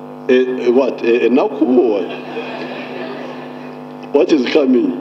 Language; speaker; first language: English; non-native, local second language; Nyankole